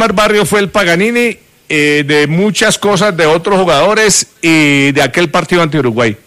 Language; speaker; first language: Spanish; native; Spanish